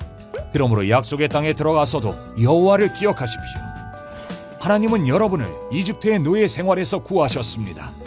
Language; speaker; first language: Korean; native; Korean